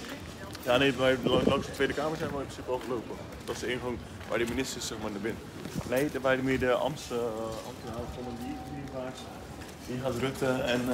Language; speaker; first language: Dutch; native; Dutch